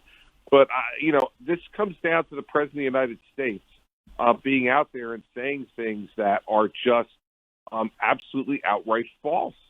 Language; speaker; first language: English; native; English